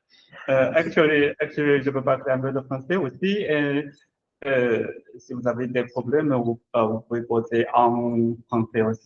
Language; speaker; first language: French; non-native, learner; Chinese